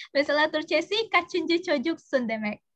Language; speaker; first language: Turkish; non-native, learner; Indonesian